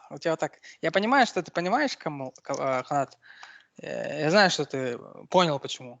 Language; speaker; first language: Russian; native; Russian